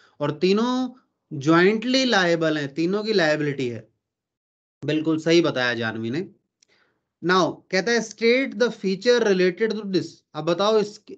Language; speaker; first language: Hindi; native; Hindi